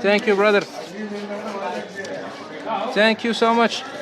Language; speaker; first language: English; non-native, learner; French